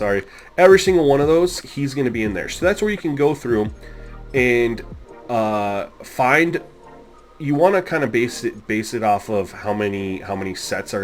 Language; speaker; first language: English; native; English